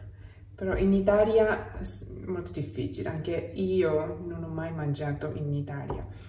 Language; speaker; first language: Italian; non-native, learner; Japanese